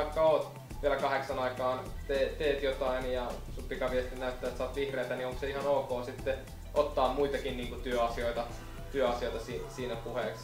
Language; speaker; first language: Finnish; native; Finnish